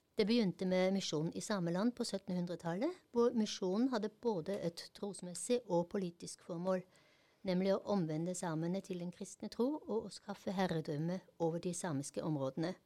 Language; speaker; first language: Norwegian; non-native, fluent; German